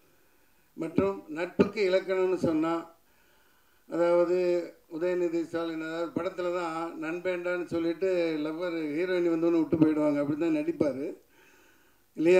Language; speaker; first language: Tamil; native; Tamil